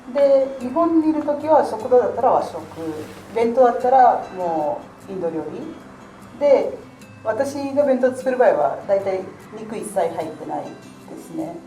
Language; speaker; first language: Japanese; non-native, fluent; Malayalam